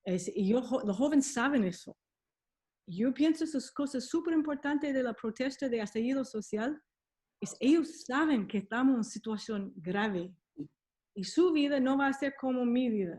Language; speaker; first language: Spanish; non-native, fluent; English